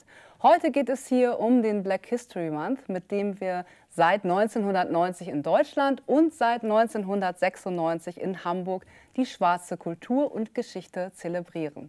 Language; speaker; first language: German; native; German